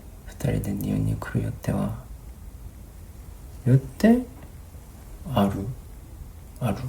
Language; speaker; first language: Japanese; non-native, fluent; Korean